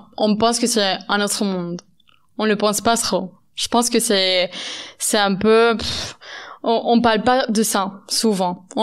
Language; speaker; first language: French; non-native, fluent; Catalan